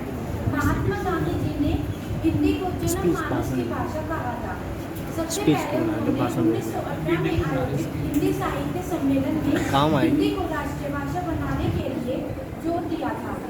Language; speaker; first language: Hindi; native; Hindi